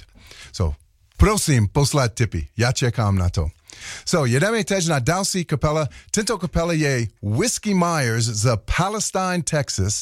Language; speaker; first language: Czech; non-native, learner; English